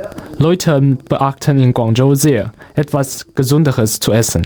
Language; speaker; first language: German; non-native, learner; Chinese